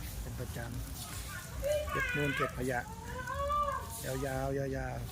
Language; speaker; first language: Thai; native; Thai